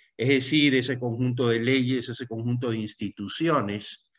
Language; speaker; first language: Spanish; native; Spanish